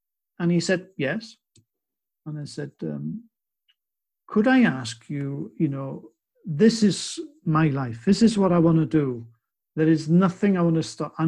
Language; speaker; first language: English; native; English